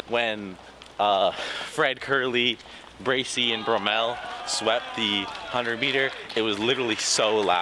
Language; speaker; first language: English; native; English